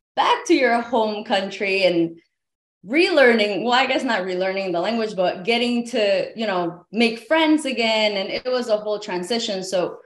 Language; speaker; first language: English; early bilingual, other home language; Spanish